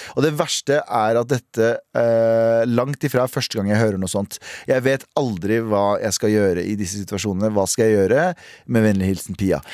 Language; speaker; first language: Norwegian; early bilingual, other home language; Kurdish